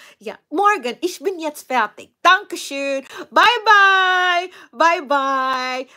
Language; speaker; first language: German; non-native, learner; Filipino